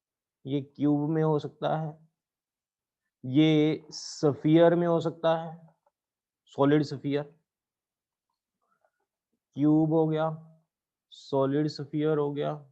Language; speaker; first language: Hindi; native; Hindi